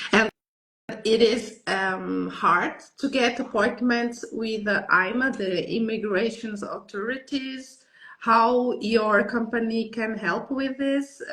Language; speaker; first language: English; non-native, learner; Portuguese